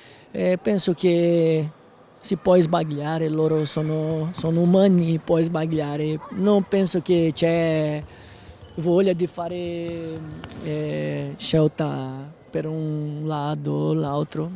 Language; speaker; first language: Italian; non-native, learner; Portuguese